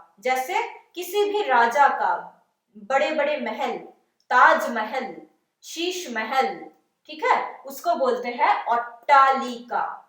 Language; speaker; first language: Hindi; non-native, local second language; Bangla